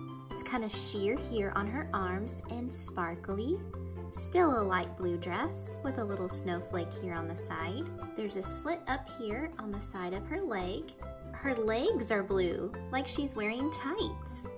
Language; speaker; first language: English; native; English